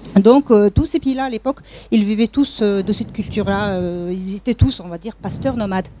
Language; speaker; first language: French; non-native, fluent; Mongolian